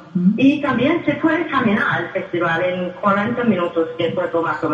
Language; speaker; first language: Spanish; non-native, fluent; English